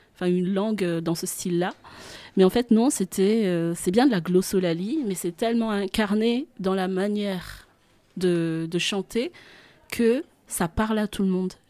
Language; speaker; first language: French; non-native, local second language; Malagasy